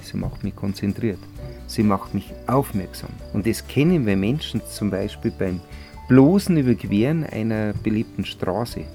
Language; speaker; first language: German; native; German